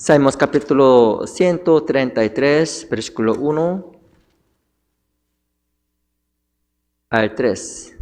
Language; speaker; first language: Spanish; non-native, fluent; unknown